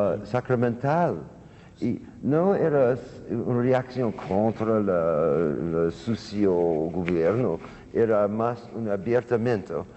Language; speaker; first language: Spanish; non-native, learner; English